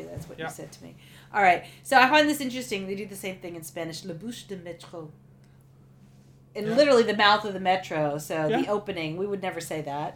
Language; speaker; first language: English; native; English